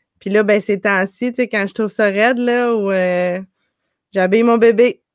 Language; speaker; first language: French; native; French